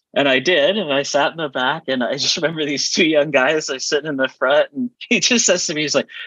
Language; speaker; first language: English; native; English